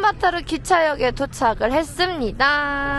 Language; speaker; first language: Korean; native; Korean